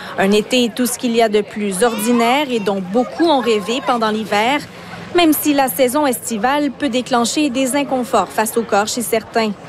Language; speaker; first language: French; native; French